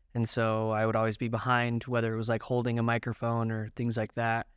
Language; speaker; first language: English; native; English